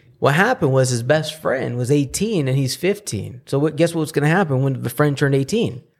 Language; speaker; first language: English; early bilingual, other home language; Spanish